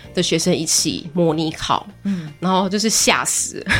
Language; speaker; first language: Chinese; native; Chinese